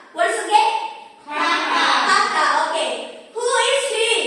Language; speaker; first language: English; non-native, fluent; Indonesian